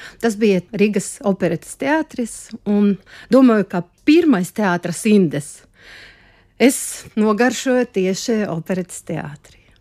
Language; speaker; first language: Latvian; non-native, local second language; Russian